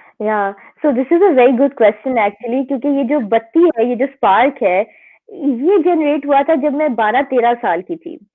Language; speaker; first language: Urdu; native; Urdu